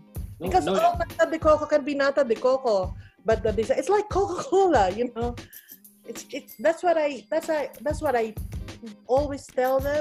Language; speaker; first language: English; non-native, local second language; Filipino